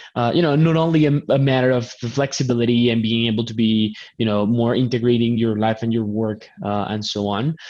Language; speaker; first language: English; non-native, fluent; Spanish